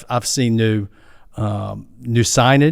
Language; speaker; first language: English; native; English